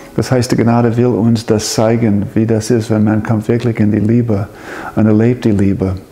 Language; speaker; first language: German; non-native, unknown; English